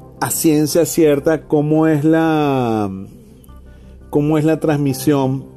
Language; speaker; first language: Spanish; native; Spanish